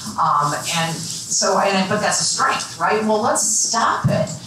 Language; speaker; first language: English; native; English